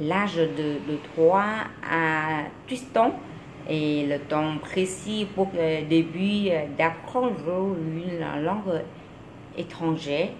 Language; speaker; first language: French; non-native, learner; Vietnamese